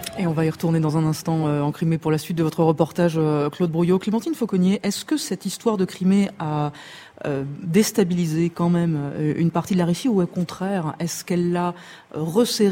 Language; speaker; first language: French; native; French